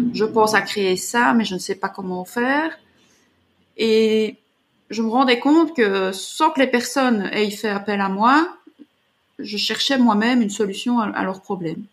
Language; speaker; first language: French; native; French